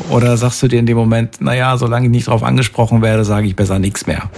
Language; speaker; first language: German; native; German